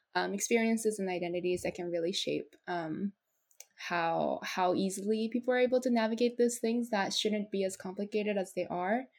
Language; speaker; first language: English; non-native, fluent; Japanese